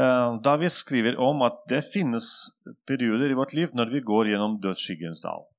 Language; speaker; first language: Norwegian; non-native, fluent; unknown